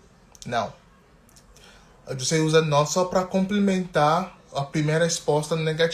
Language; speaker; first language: Portuguese; non-native, fluent; English